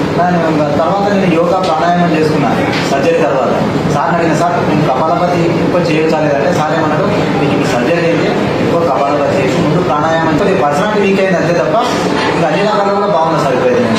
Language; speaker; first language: Telugu; native; Telugu